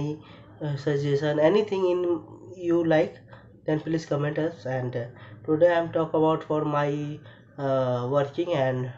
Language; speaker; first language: English; non-native, learner; Bangla